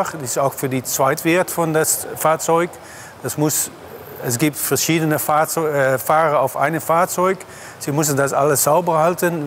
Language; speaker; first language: German; non-native, fluent; Dutch